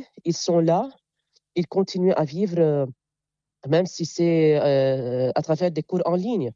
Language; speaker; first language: French; non-native, local second language; Arabic